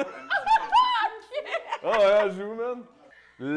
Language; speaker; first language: French; native; French